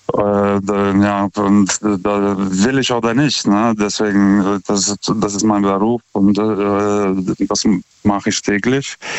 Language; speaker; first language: German; non-native, fluent; Lithuanian